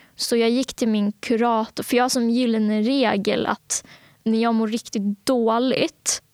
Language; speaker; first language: Swedish; early bilingual, other home language; Bangla